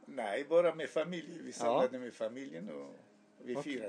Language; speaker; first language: Swedish; non-native, learner; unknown